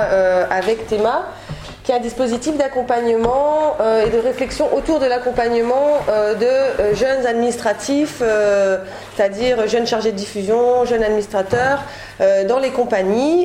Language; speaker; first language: French; native; French